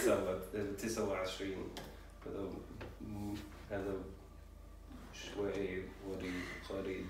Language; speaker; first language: Arabic; non-native, learner; English